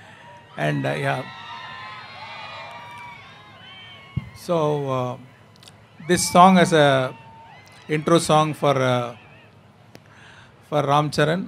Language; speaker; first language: Telugu; non-native, learner; Tamil